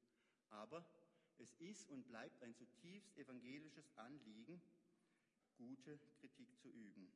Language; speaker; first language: German; native; German